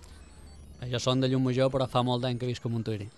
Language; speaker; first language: Catalan; native; Catalan